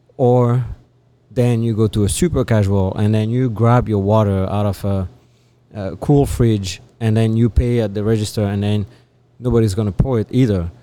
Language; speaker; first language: English; non-native, fluent; French